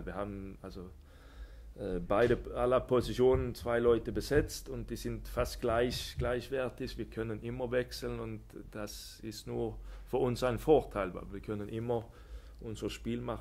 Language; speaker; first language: German; non-native, fluent; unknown